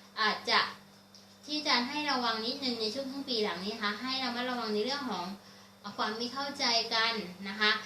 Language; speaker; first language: Thai; native; Thai